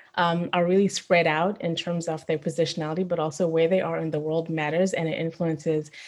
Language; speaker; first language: English; non-native, local second language; Shona